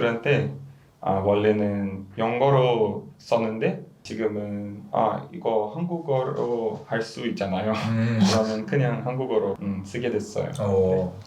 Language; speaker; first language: Korean; non-native, learner; Portuguese